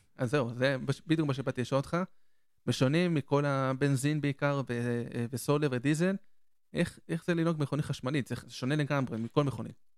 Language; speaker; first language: Hebrew; native; Hebrew